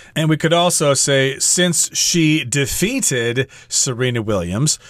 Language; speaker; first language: English; native; English